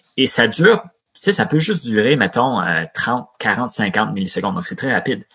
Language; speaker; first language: French; native; French